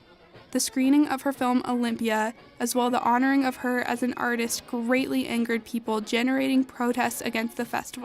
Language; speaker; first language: English; native; English